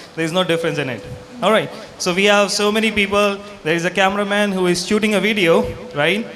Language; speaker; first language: English; non-native, local second language; Punjabi